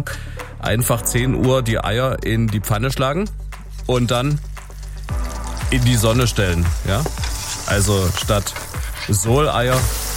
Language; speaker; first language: German; native; German